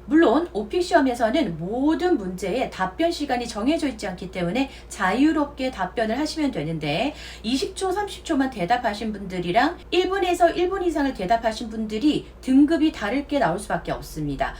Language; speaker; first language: Korean; native; Korean